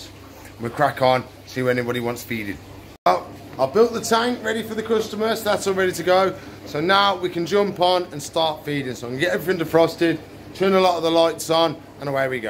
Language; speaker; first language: English; native; English